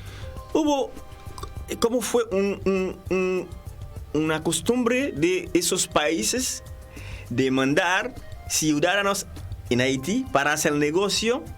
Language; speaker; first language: Spanish; non-native, fluent; Haitian Creole